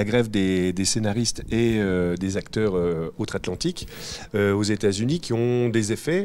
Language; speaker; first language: French; native; French